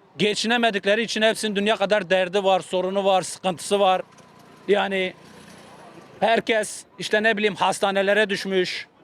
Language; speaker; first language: Turkish; native; Turkish